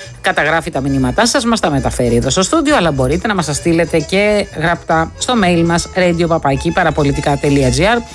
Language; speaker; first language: Greek; native; Greek